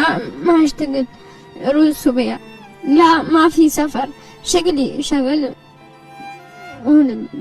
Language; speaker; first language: Arabic; non-native, learner; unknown